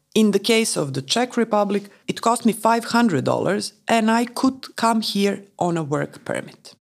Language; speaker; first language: English; non-native, fluent; Romanian